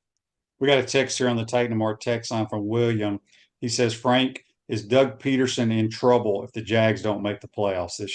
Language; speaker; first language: English; native; English